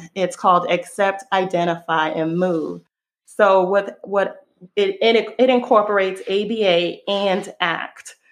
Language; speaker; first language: English; non-native, fluent; Hebrew